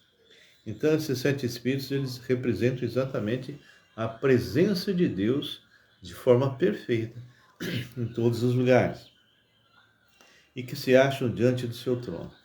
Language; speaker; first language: Portuguese; native; Portuguese